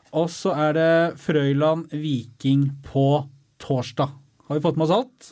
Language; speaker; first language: Norwegian; native; Norwegian